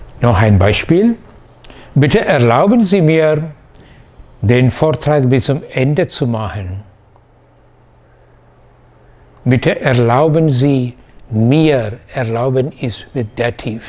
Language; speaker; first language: German; non-native, fluent; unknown